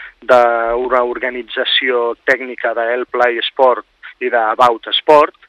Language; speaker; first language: Catalan; native; Catalan